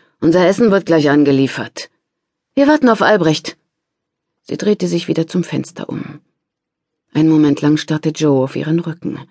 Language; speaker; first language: German; native; German